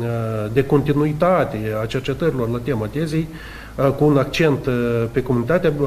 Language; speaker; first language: Romanian; native; Romanian